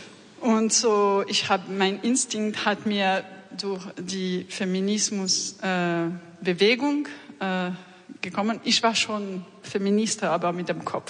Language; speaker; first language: German; non-native, learner; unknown